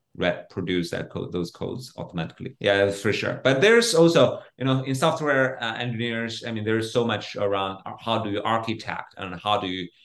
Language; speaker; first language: English; non-native, fluent; Chinese